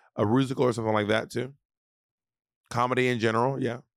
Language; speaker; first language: English; native; English